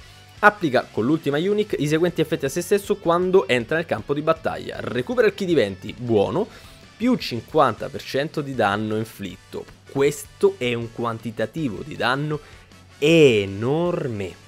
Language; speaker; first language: Italian; native; Italian